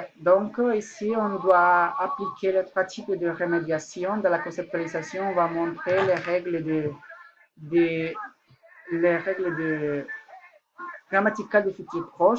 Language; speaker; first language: French; non-native, learner; Spanish